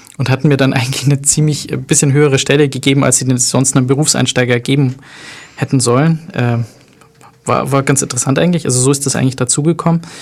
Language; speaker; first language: German; early bilingual, other home language; Arabic